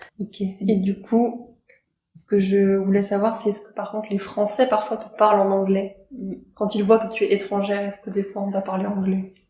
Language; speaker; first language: French; native; French